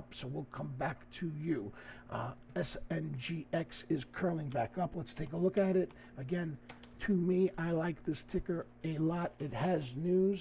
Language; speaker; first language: English; native; English